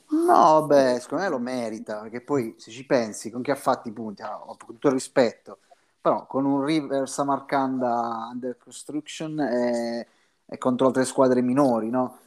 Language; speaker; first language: Italian; native; Italian